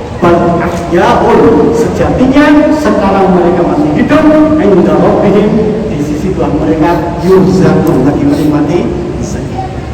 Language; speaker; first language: Indonesian; non-native, local second language; Javanese